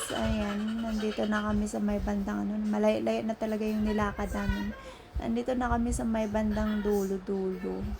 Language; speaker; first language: Filipino; non-native, local second language; Cebuano